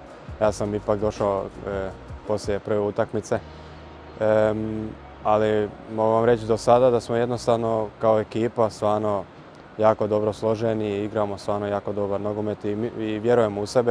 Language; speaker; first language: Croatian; early bilingual, heritage; Croatian